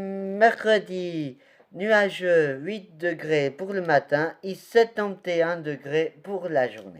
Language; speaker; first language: French; non-native, learner; Portuguese